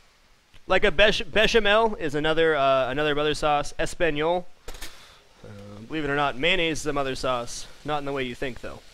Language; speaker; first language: English; native; English